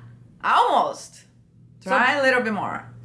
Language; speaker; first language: English; non-native, learner; Portuguese